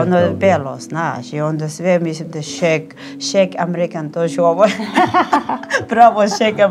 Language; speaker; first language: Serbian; non-native, learner; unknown